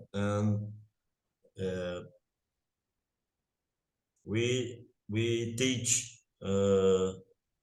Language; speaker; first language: English; non-native, learner; Portuguese